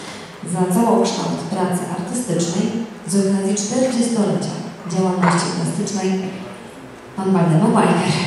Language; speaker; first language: Polish; native; Polish